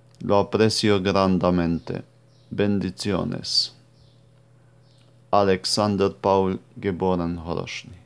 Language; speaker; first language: Spanish; non-native, fluent; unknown